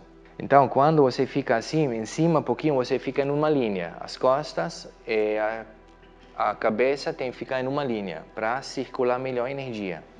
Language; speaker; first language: Portuguese; non-native, fluent; German